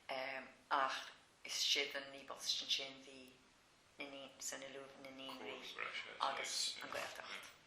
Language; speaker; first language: Irish; non-native, local second language; English